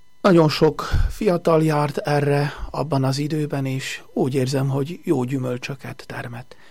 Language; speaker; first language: Hungarian; native; Hungarian